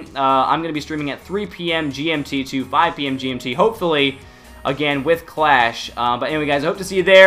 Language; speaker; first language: English; native; English